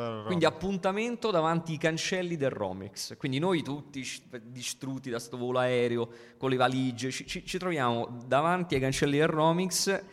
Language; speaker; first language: Italian; native; Italian